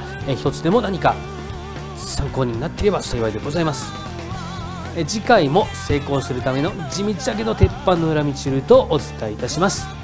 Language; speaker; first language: Japanese; native; Japanese